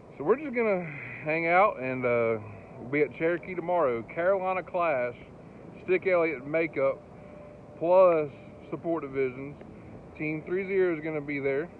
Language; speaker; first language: English; native; English